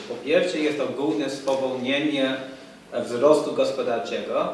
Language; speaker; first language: Polish; non-native, fluent; English